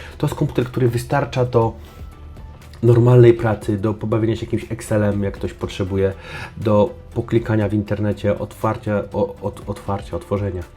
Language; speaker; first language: Polish; native; Polish